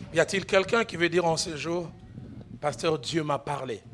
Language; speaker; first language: French; non-native, local second language; Lingala